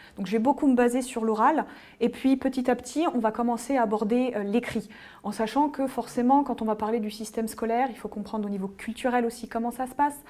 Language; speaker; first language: French; native; French